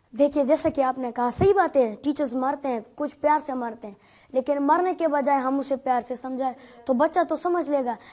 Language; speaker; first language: Urdu; non-native, local second language; Pashto